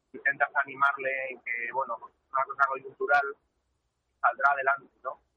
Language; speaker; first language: Spanish; native; Spanish